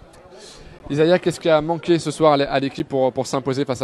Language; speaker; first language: French; native; French